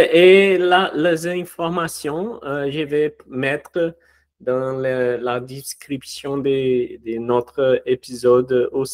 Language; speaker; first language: French; non-native, learner; Portuguese